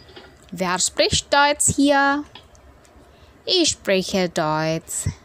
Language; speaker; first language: German; non-native, fluent; Indonesian